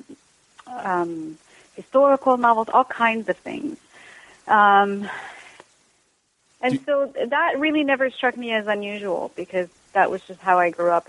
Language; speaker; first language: English; non-native, fluent; Arabic